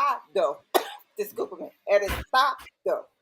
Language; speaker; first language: Spanish; non-native, learner; English